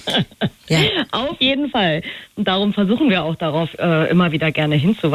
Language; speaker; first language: German; native; German